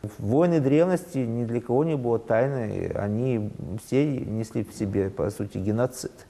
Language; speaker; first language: Russian; non-native, local second language; Udmurt